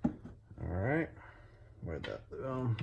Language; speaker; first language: English; native; English